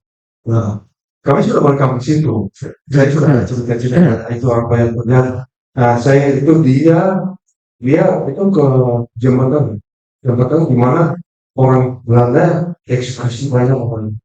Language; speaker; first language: Indonesian; non-native, fluent; Dutch